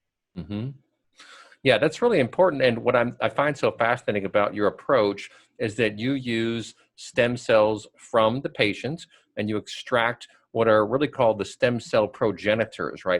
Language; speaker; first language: English; native; English